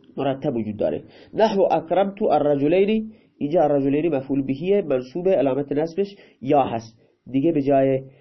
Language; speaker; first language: Persian; non-native, local second language; Baluchi